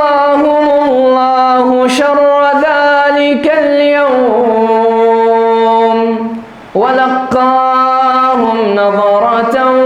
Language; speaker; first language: Indonesian; non-native, learner; Arabic